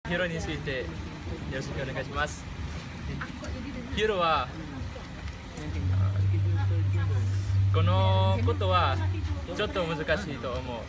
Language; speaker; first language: Japanese; non-native, learner; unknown